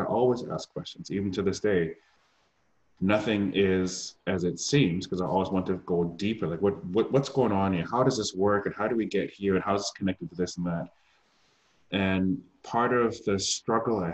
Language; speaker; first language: English; non-native, fluent; German